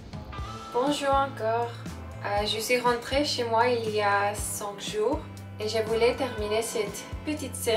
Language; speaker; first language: French; non-native, learner; English